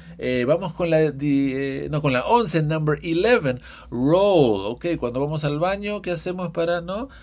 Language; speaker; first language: Spanish; early bilingual, heritage; Spanish